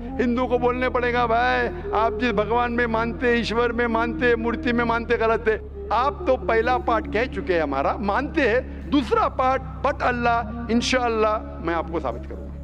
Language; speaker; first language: Hindi; non-native, local second language; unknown